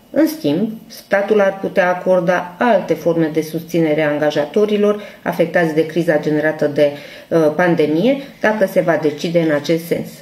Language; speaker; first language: Romanian; non-native, local second language; Hungarian